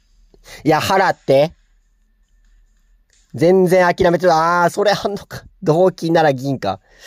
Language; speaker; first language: Japanese; native; Japanese